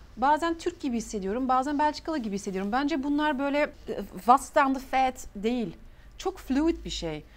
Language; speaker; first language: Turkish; early bilingual, heritage; Turkish